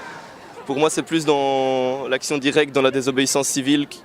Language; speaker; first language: French; native; French